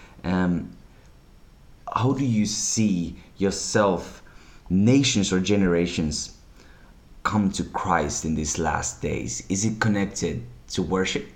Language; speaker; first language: English; non-native, fluent; Finnish